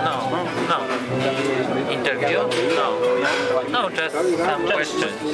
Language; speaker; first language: English; non-native, learner; Polish